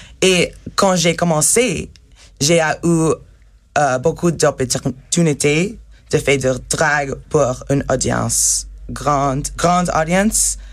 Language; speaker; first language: French; non-native, learner; English